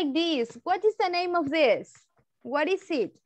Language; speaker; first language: English; non-native, learner; Spanish